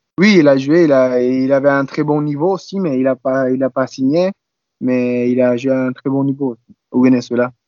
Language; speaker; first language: French; non-native, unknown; Spanish